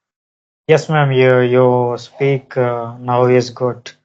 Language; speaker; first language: English; non-native, learner; Telugu